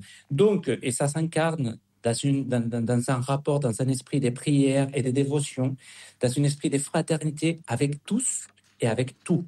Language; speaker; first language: French; non-native, fluent; Spanish